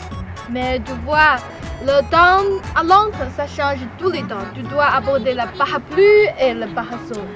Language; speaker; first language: French; non-native, learner; Chinese